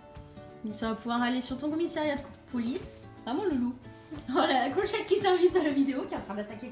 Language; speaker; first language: French; native; French